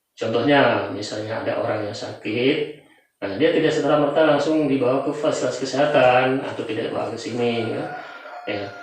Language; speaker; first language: Indonesian; non-native, local second language; Javanese